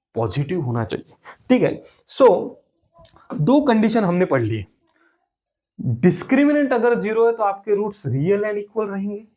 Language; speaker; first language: Hindi; non-native, local second language; Marathi